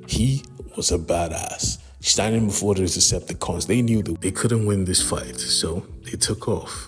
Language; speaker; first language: English; native; English